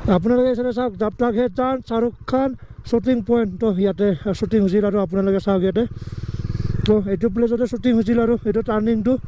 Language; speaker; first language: Assamese; non-native, local second language; Bodo